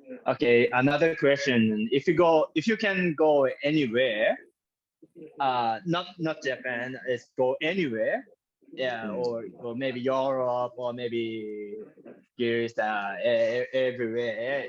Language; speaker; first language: English; non-native, learner; Japanese